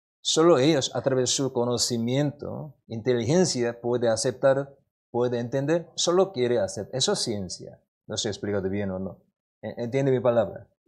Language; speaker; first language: Spanish; non-native, learner; Korean